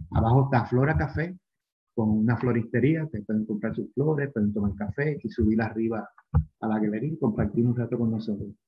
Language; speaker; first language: Spanish; native; Spanish